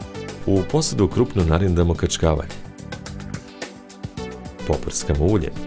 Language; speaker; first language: Serbian; native; Serbian